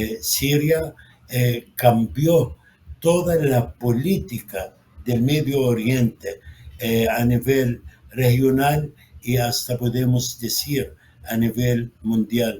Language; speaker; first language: Spanish; non-native, fluent; Arabic